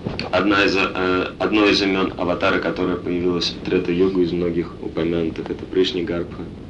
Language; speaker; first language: Russian; native; Russian